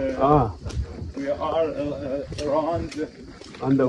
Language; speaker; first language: English; non-native, learner; Persian